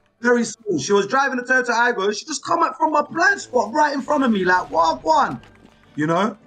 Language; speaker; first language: English; early bilingual, other home language; Turkish